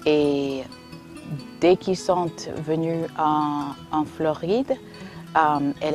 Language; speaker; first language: French; non-native, fluent; English